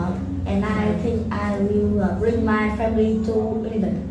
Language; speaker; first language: English; non-native, learner; Vietnamese